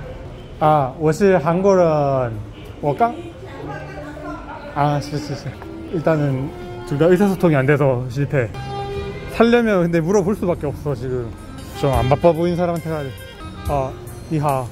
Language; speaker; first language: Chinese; non-native, learner; Korean